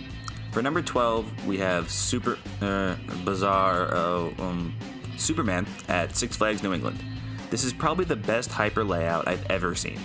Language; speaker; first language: English; native; English